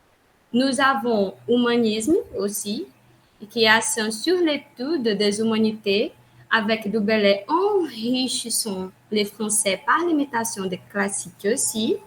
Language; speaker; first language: French; non-native, learner; Portuguese